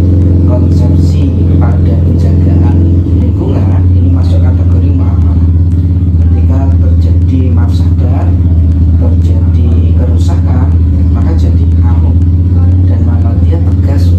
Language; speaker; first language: Indonesian; native; Indonesian